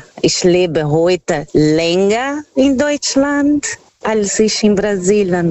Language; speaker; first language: German; non-native, learner; Portuguese